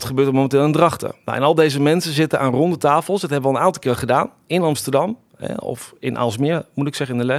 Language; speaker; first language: Dutch; native; Dutch